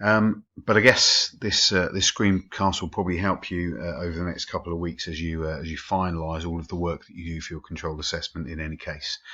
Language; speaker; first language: English; native; English